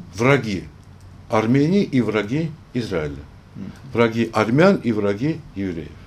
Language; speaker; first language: Russian; non-native, local second language; Armenian